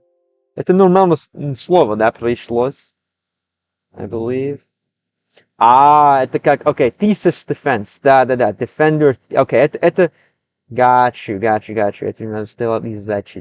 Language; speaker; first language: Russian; non-native, learner; English